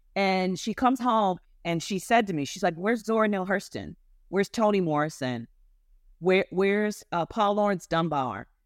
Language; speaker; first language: English; native; English